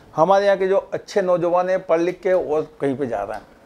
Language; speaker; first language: Hindi; native; Hindi